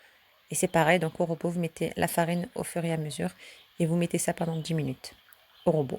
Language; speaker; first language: French; early bilingual, other home language; Turkish